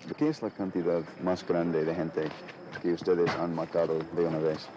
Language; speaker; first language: Spanish; non-native, fluent; English